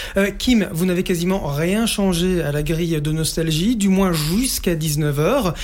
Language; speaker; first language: French; native; French